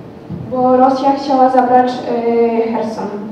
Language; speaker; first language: Polish; non-native, learner; Ukrainian